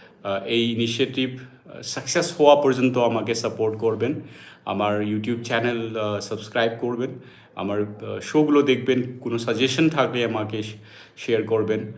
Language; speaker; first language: Bangla; non-native, local second language; Assamese